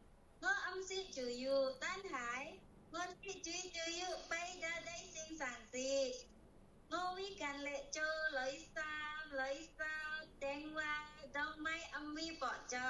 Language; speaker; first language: Cantonese; non-native, learner; Indonesian